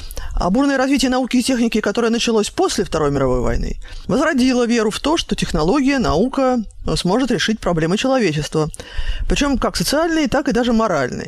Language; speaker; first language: Russian; native; Russian